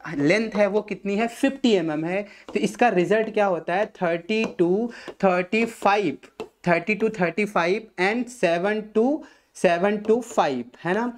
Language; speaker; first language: Hindi; non-native, local second language; Marathi